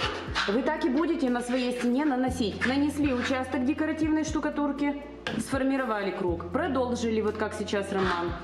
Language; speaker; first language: Russian; native; Russian